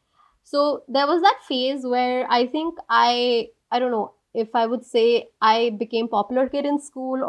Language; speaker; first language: English; non-native, local second language; Hindi